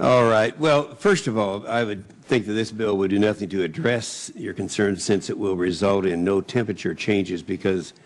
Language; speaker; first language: English; native; English